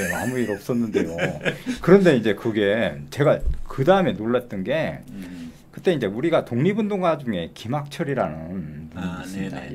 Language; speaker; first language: Korean; native; Korean